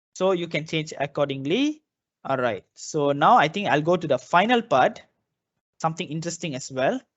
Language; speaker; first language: English; non-native, local second language; Malay